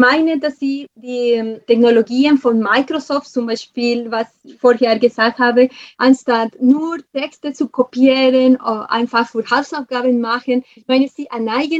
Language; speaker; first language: German; non-native, fluent; Spanish